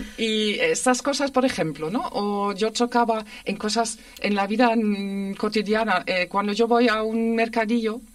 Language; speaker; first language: Spanish; non-native, fluent; German